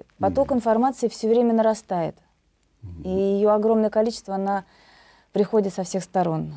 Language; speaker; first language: Russian; native; Russian